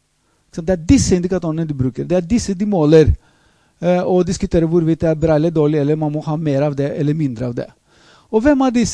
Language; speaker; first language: Norwegian; non-native, fluent; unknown